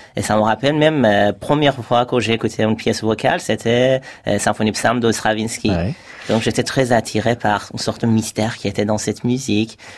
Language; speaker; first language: French; non-native, fluent; Persian